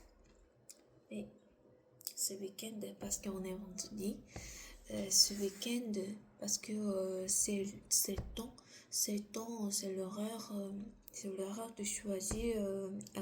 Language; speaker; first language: French; non-native, learner; Korean